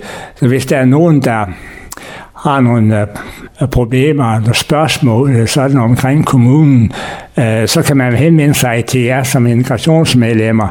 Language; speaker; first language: Danish; native; Danish